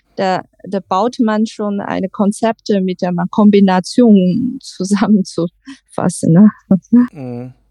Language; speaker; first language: German; non-native, learner; Chinese